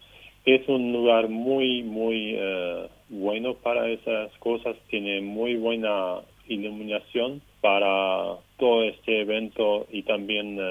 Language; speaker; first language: Spanish; non-native, local second language; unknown